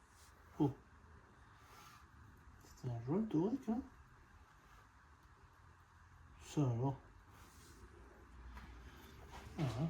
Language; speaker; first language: French; native; French